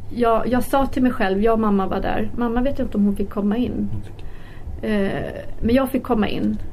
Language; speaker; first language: Swedish; early bilingual, other home language; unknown